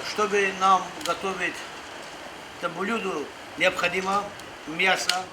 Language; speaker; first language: Russian; non-native, fluent; Tajik